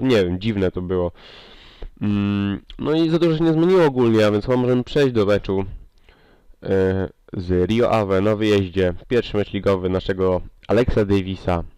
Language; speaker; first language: Polish; native; Polish